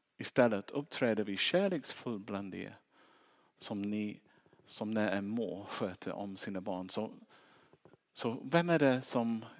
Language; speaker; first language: Swedish; non-native, fluent; English